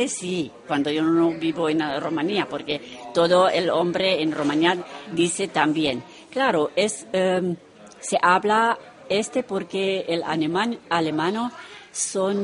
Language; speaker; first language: Spanish; non-native, learner; Romanian